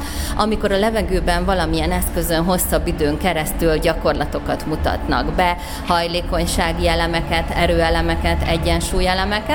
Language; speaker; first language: Hungarian; native; Hungarian